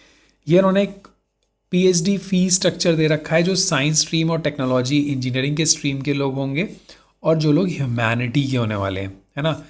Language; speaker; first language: Hindi; native; Hindi